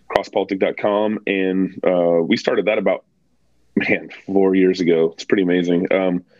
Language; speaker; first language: English; native; English